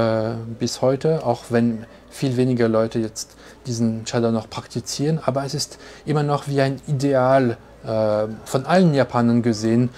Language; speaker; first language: German; non-native, fluent; French